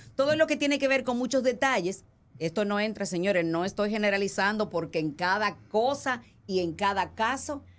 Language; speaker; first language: Spanish; native; Spanish